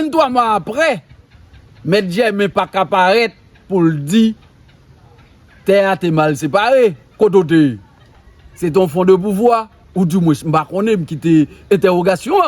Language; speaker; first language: French; non-native, local second language; Haitian Creole